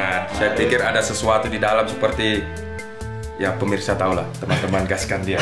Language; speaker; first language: Indonesian; native; Indonesian